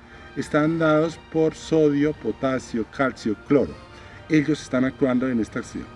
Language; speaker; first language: Spanish; native; Spanish